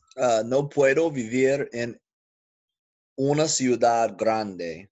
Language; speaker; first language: Spanish; non-native, learner; English